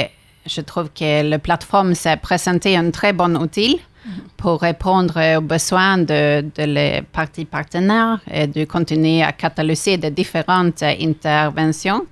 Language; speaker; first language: French; non-native, fluent; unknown